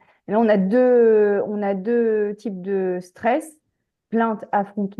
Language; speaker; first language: French; native; French